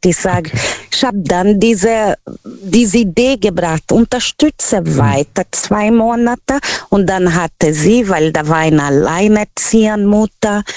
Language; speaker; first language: German; non-native, learner; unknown